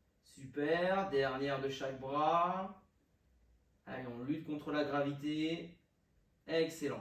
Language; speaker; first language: French; native; French